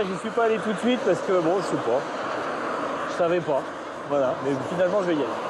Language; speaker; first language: French; native; French